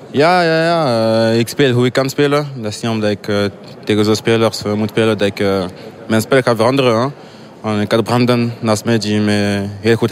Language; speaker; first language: Dutch; non-native, local second language; French